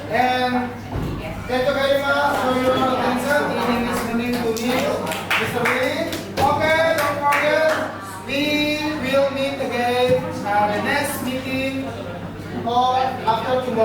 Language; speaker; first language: English; non-native, learner; Indonesian